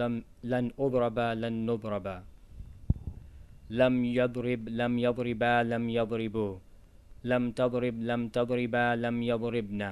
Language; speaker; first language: Arabic; non-native, fluent; English